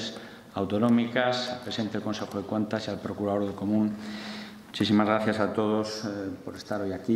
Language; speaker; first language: Spanish; native; Spanish